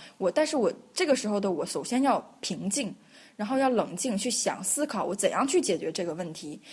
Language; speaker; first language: Chinese; native; Chinese